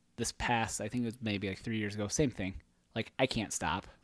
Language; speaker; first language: English; native; English